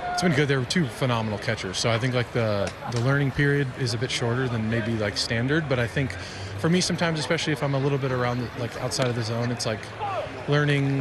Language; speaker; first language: English; native; English